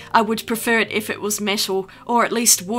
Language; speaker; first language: English; native; English